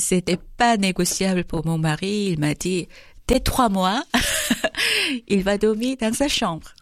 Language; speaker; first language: French; non-native, fluent; Korean